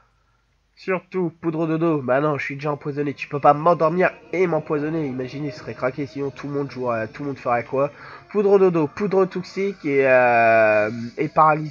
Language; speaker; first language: French; native; French